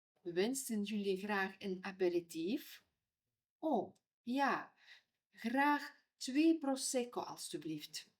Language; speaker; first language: Dutch; non-native, fluent; Ukrainian